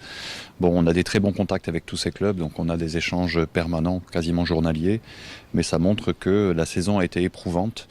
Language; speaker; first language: French; native; French